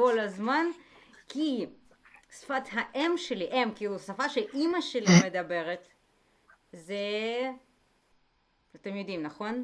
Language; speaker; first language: Hebrew; native; Hebrew